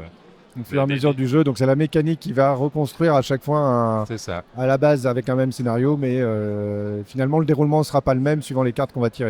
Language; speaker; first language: French; native; French